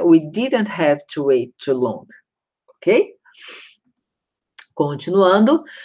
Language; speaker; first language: English; non-native, fluent; Portuguese